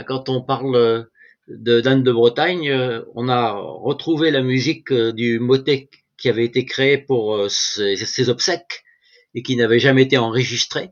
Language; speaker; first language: French; native; French